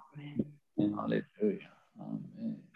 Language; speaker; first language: German; native; German